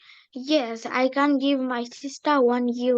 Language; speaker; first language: English; non-native, learner; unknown